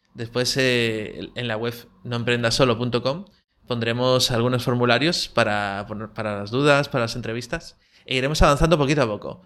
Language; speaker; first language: Spanish; native; Spanish